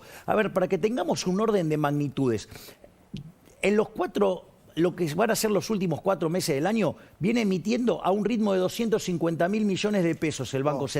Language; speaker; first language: Spanish; native; Spanish